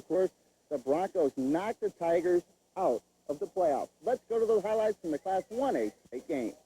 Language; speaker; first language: English; native; English